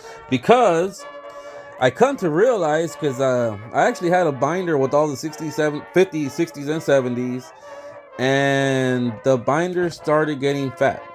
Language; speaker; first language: English; native; English